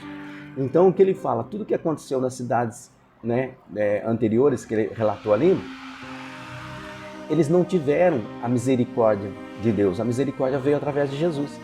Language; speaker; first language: Portuguese; native; Portuguese